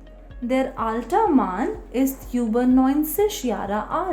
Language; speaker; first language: German; non-native, fluent; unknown